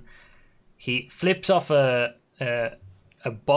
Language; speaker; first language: English; native; English